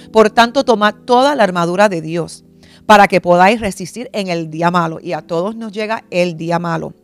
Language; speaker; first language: Spanish; early bilingual, heritage; Spanish